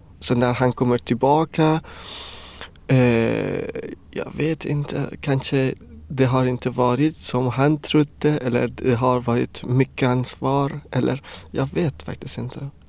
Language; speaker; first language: Swedish; non-native, fluent; Persian